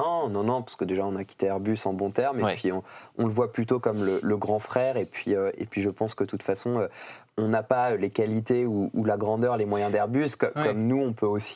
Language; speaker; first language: French; native; French